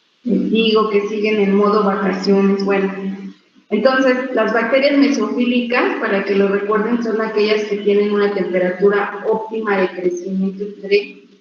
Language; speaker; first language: Spanish; native; Spanish